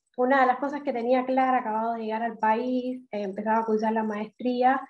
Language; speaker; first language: Spanish; native; Spanish